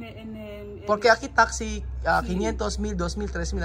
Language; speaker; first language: Spanish; non-native, learner; Filipino